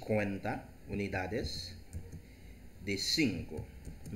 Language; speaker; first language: Spanish; non-native, learner; Haitian Creole